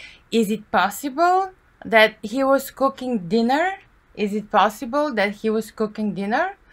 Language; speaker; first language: English; non-native, fluent; Bulgarian